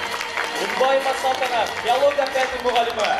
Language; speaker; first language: Kazakh; native; Kazakh